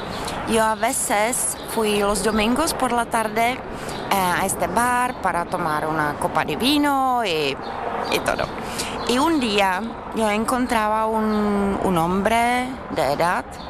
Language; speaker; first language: Spanish; non-native, fluent; Czech